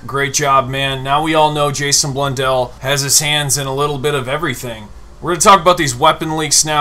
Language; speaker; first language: English; native; English